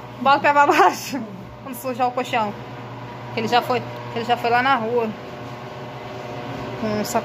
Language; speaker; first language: Portuguese; native; Portuguese